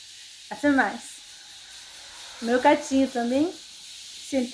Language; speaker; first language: Portuguese; non-native, fluent; Persian